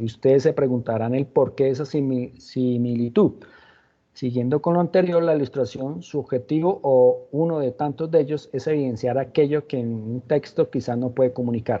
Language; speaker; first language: Spanish; native; Spanish